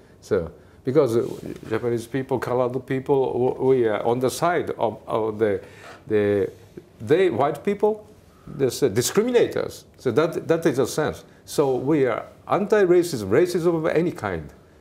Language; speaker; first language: English; non-native, fluent; Japanese